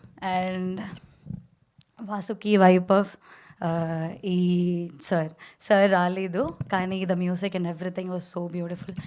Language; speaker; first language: Telugu; non-native, learner; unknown